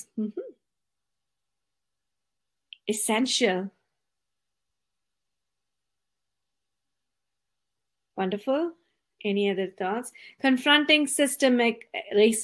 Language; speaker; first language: English; non-native, local second language; Tamil